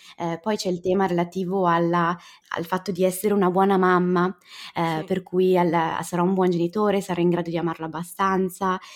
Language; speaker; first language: Italian; native; Italian